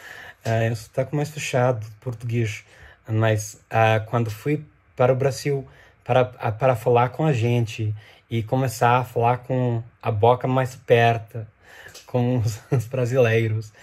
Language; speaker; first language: Portuguese; non-native, fluent; English